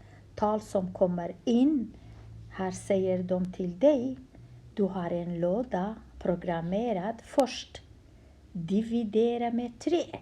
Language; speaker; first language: Swedish; non-native, fluent; Central Kurdish